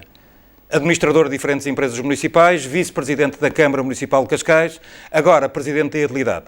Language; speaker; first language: Portuguese; native; Portuguese